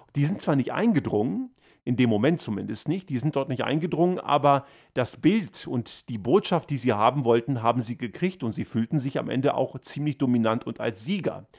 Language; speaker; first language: German; early bilingual, other home language; Croatian